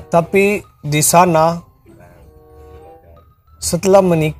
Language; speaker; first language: Indonesian; non-native, learner; Hindi